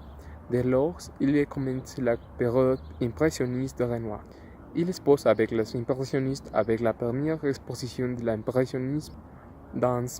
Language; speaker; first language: French; non-native, learner; Spanish